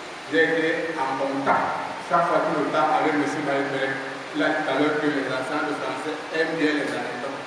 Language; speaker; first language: French; non-native, local second language; Basaa